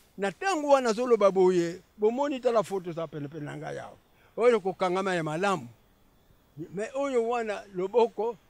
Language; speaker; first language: Lingala; non-native, local second language; Kongo